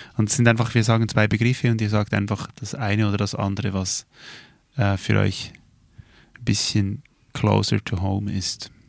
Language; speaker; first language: German; native; German